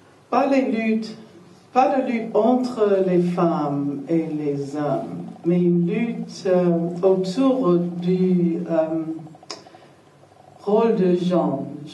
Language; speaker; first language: French; non-native, fluent; English